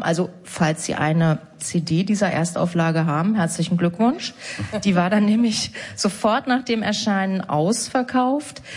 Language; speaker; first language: German; native; German